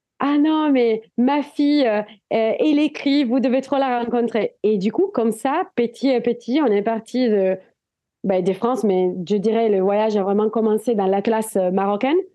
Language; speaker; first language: French; non-native, fluent; Italian